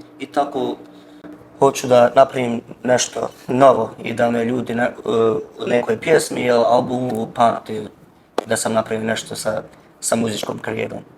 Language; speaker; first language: Bosnian; early bilingual, heritage; Bosnian